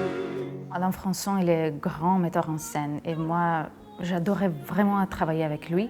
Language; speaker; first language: French; non-native, fluent; Russian